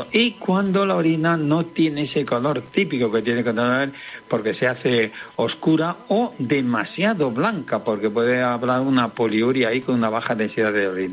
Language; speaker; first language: Spanish; native; Spanish